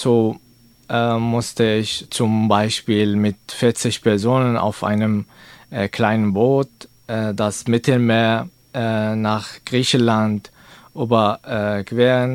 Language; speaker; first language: German; non-native, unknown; Arabic